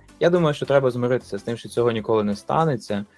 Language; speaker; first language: Ukrainian; non-native, local second language; Russian